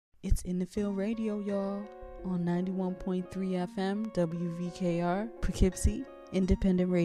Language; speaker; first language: English; native; English